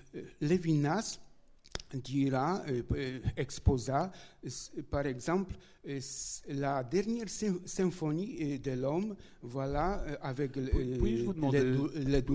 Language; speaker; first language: French; non-native, learner; Polish